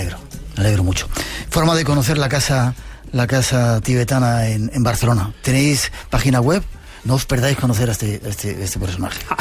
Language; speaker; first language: Spanish; native; Spanish